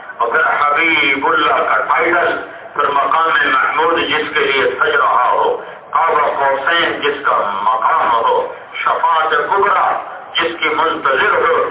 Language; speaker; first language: Urdu; non-native, local second language; Punjabi